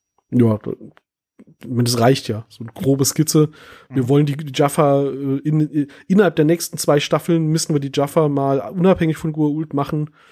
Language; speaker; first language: German; native; German